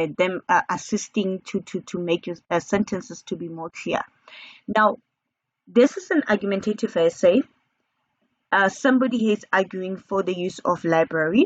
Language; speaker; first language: English; non-native, local second language; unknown